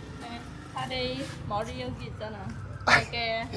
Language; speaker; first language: Korean; non-native, learner; Vietnamese